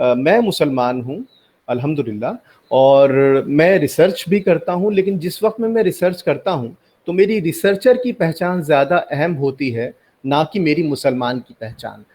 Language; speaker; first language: Hindi; native; Hindi